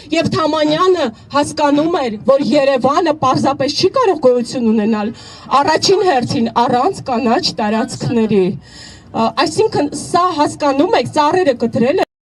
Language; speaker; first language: Armenian; native; Armenian